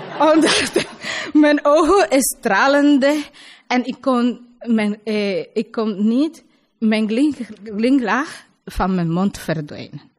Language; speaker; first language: Dutch; non-native, learner; Spanish